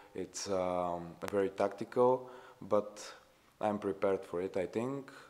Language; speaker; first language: English; non-native, fluent; Bulgarian